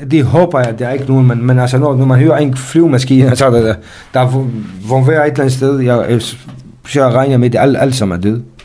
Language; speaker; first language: Danish; non-native, fluent; Kurdish